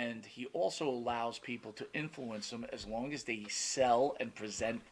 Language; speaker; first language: English; native; English